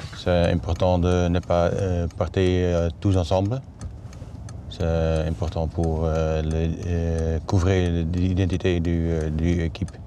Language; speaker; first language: French; non-native, learner; Dutch